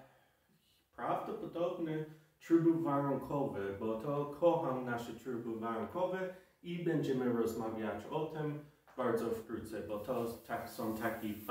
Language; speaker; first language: Polish; non-native, fluent; English